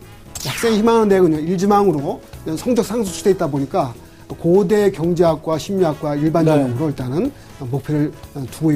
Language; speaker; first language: Korean; native; Korean